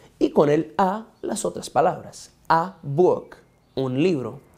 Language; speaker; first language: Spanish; non-native, fluent; Portuguese